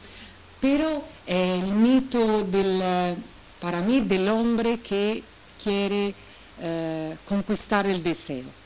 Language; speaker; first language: Spanish; non-native, learner; Italian